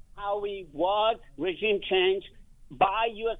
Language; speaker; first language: English; non-native, fluent; Persian